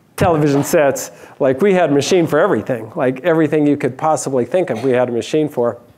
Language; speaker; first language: English; native; English